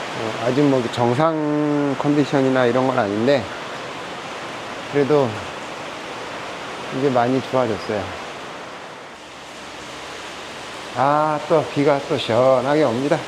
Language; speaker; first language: Korean; native; Korean